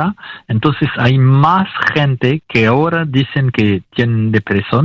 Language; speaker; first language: Spanish; non-native, fluent; French